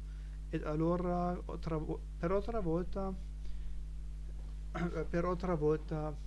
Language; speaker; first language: Italian; non-native, learner; German